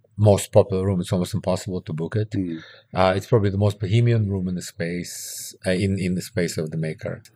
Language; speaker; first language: English; early bilingual, other home language; Russian